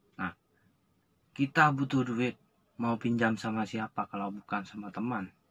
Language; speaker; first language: Indonesian; non-native, local second language; Madurese